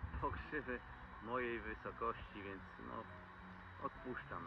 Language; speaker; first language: Polish; native; Polish